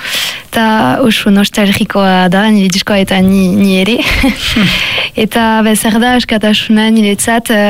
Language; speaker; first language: Basque; non-native, local second language; French